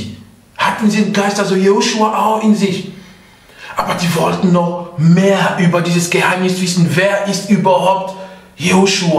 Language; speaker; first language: German; non-native, fluent; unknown